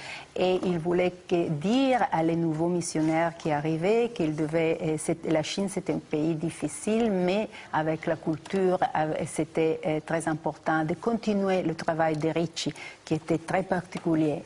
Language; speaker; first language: French; non-native, fluent; Italian